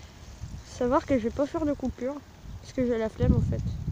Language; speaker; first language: French; native; French